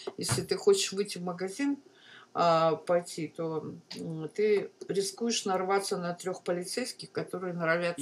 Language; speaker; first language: Russian; native; Russian